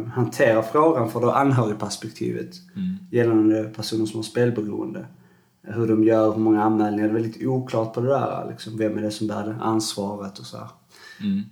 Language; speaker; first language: Swedish; native; Swedish